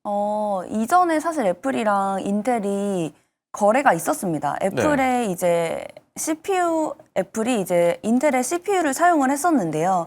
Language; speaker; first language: Korean; native; Korean